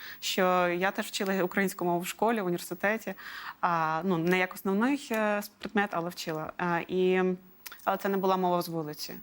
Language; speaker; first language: Ukrainian; non-native, local second language; Russian